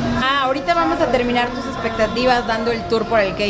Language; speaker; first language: Spanish; native; Spanish